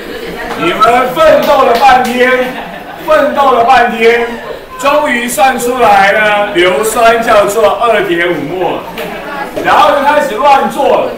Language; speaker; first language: Chinese; native; Chinese